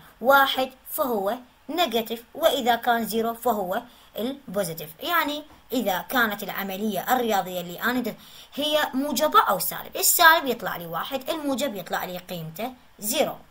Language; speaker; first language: Arabic; native; Arabic